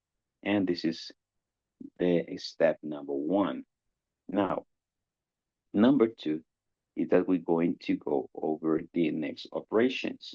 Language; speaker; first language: English; non-native, fluent; Spanish